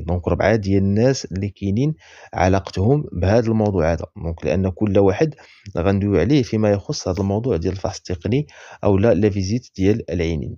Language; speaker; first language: Arabic; native; Arabic